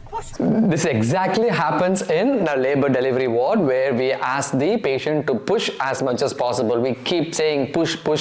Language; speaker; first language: English; non-native, local second language; Tamil